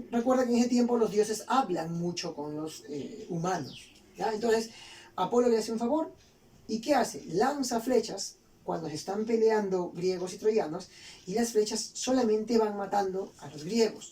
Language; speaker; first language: Spanish; native; Spanish